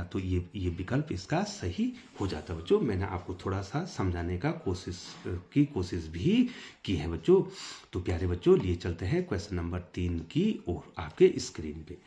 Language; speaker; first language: Hindi; native; Hindi